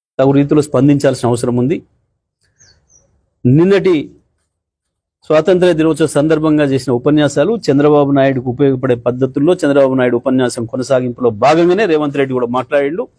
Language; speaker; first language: Telugu; native; Telugu